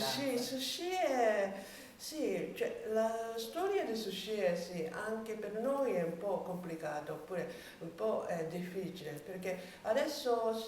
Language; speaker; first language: Italian; non-native, learner; Japanese